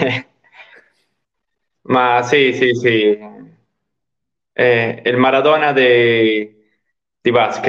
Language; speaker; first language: Italian; non-native, learner; Spanish